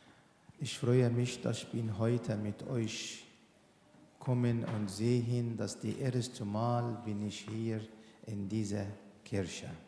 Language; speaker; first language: German; non-native, learner; Arabic